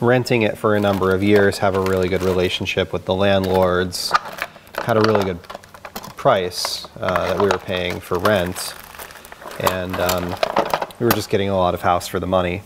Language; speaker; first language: English; native; English